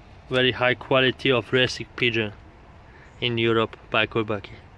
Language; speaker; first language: English; non-native, learner; Polish